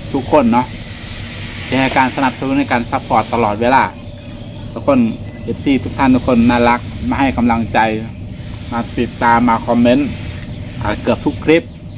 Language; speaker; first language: Thai; native; Thai